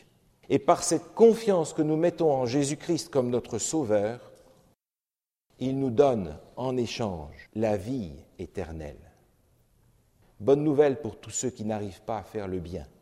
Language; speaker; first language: French; native; French